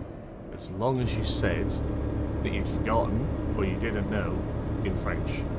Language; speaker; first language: English; native; English